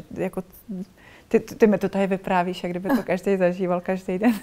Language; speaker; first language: Czech; native; Czech